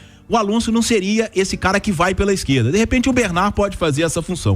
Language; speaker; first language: Portuguese; native; Portuguese